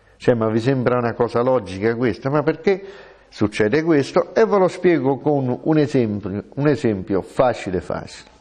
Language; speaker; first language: Italian; native; Italian